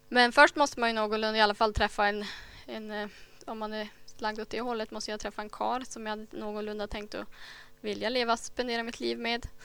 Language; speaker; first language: Swedish; native; Swedish